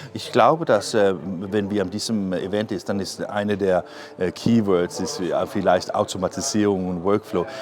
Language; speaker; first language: German; non-native, fluent; Danish